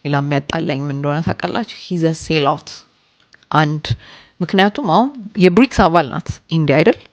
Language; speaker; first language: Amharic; native; Amharic